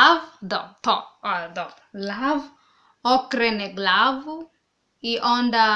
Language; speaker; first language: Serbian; non-native, learner; English